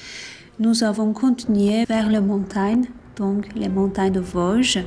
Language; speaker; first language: French; non-native, fluent; Turkish